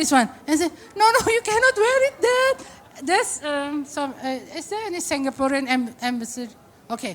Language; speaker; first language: English; non-native, fluent; Indonesian